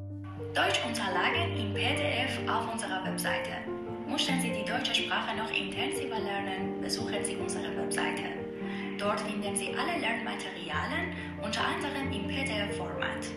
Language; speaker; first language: German; non-native, fluent; Persian